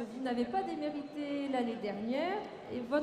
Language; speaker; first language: French; native; French